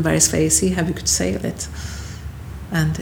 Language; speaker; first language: English; non-native, fluent; Swedish